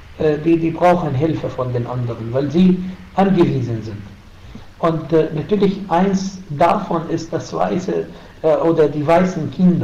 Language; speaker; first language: German; non-native, fluent; Arabic